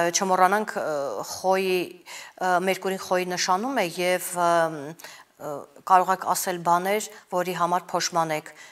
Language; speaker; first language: Armenian; native; Armenian